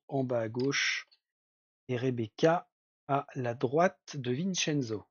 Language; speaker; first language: French; native; French